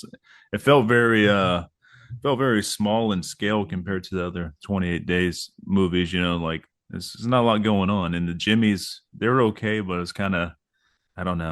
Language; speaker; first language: English; native; English